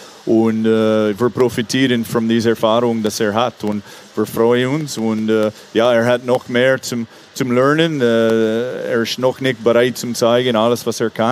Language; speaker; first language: German; non-native, fluent; English